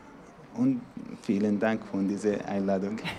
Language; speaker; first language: German; non-native, learner; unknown